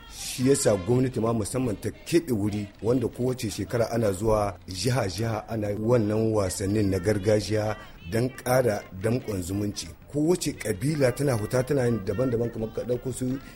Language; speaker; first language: Hausa; native; Hausa